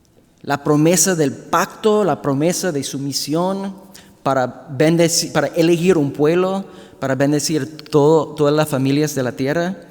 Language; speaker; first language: Spanish; non-native, fluent; English